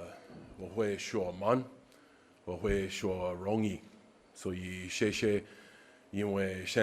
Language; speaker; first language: Chinese; non-native, learner; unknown